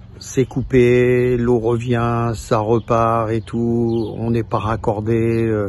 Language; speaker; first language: French; native; French